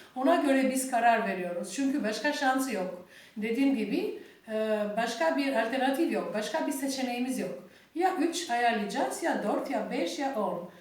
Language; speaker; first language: Turkish; non-native, learner; Albanian